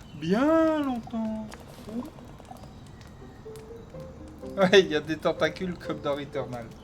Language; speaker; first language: French; native; French